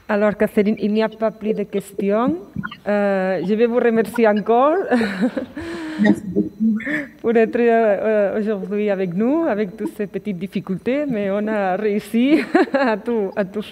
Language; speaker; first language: French; non-native, fluent; Catalan